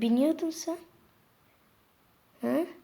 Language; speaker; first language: Turkish; native; Turkish